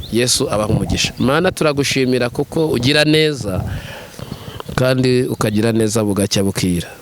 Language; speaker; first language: Kinyarwanda; native; Kinyarwanda